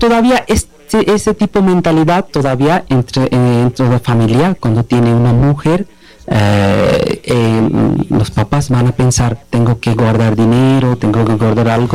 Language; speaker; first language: Spanish; non-native, learner; Bangla